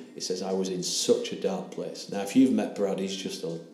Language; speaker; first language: English; native; English